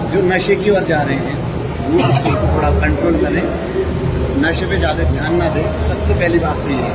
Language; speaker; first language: Hindi; non-native, local second language; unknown